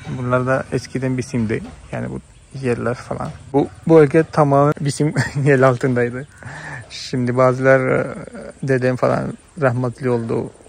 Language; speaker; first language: Turkish; non-native, fluent; Malayalam